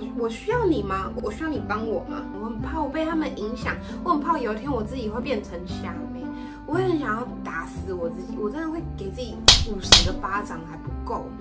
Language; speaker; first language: Chinese; native; Chinese